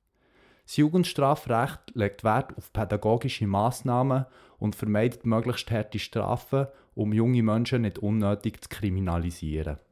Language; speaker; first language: German; native; German